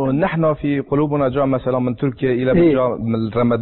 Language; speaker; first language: Arabic; non-native, learner; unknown